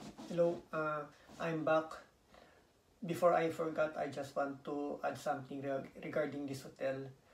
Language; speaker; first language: English; non-native, local second language; Filipino